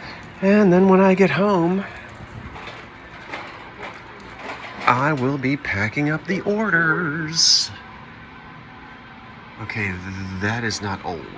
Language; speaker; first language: English; native; English